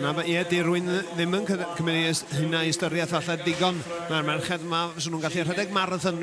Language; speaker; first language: Welsh; native; Welsh